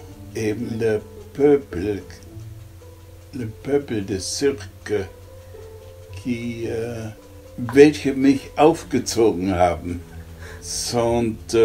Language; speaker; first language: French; non-native, learner; German